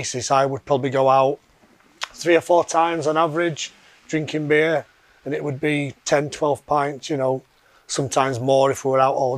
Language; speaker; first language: English; native; English